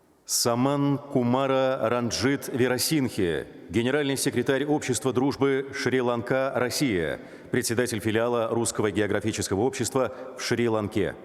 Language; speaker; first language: Russian; native; Russian